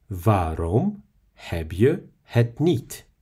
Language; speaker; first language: Dutch; non-native, fluent; Russian